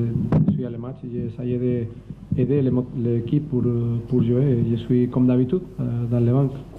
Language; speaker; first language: French; non-native, learner; Spanish